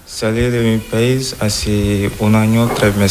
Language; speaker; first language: Spanish; non-native, fluent; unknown